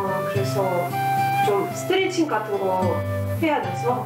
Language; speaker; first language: Korean; non-native, fluent; Russian